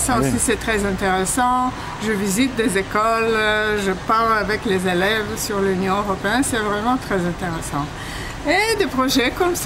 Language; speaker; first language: French; non-native, fluent; Bulgarian